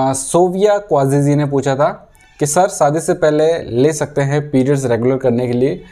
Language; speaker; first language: Hindi; native; Hindi